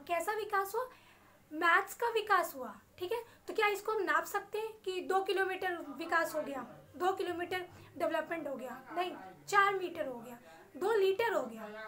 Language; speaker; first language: Hindi; native; Hindi